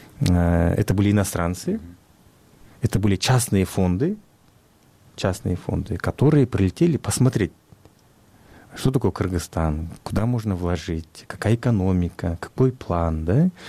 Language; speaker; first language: Russian; non-native, local second language; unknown